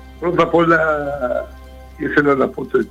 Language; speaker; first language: Greek; native; Greek